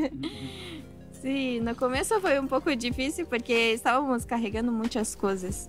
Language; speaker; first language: Portuguese; early bilingual, heritage; Portuguese